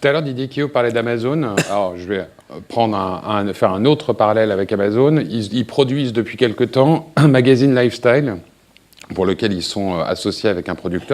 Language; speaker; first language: French; native; French